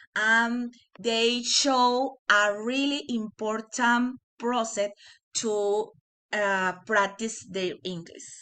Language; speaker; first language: English; non-native, learner; Spanish